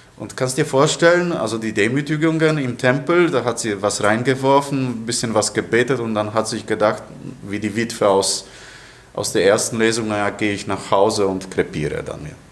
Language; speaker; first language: German; non-native, fluent; Polish